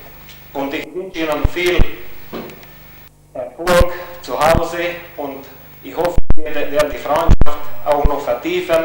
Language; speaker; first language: German; non-native, local second language; Hungarian